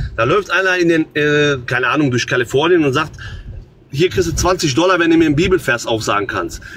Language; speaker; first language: German; early bilingual, other home language; Croatian